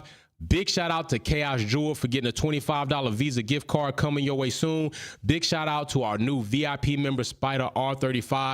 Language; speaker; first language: English; native; English